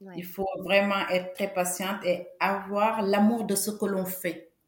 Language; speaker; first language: French; non-native, local second language; Wolof